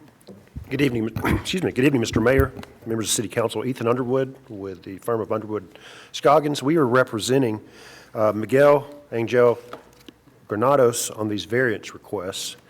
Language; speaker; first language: English; native; English